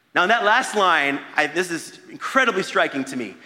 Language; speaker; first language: English; native; English